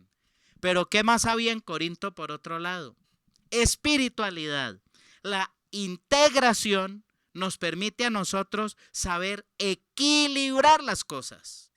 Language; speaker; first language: Spanish; native; Spanish